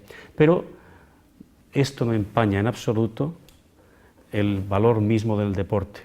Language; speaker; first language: Spanish; native; Spanish